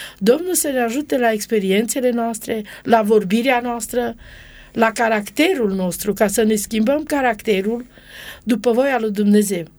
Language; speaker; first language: Romanian; non-native, local second language; Romany